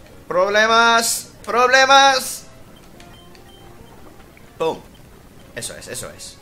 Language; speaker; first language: Spanish; native; Spanish